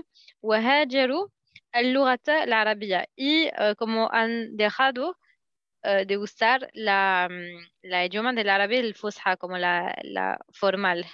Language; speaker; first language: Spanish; non-native, learner; Arabic